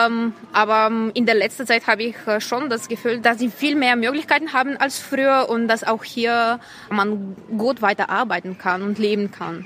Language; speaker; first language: German; non-native, fluent; Bulgarian